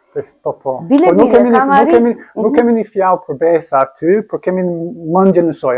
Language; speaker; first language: Albanian; non-native, learner; English